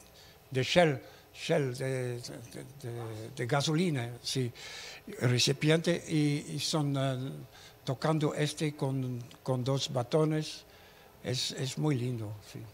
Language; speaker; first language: Spanish; non-native, learner; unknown